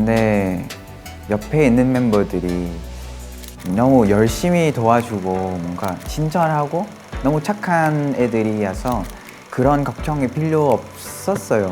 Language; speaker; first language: Korean; non-native, fluent; Vietnamese